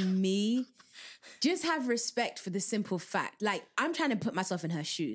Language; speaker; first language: English; native; English